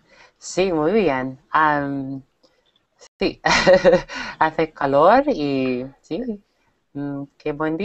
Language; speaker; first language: Spanish; non-native, learner; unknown